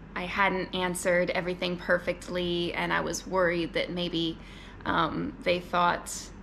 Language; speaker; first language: English; native; English